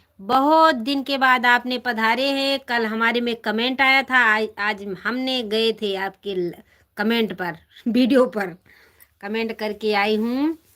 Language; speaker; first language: Hindi; native; Hindi